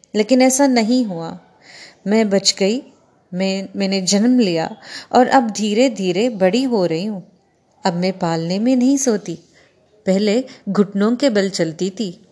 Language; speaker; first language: Hindi; non-native, local second language; Kannada